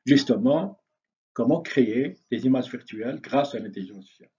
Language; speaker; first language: French; non-native, local second language; Arabic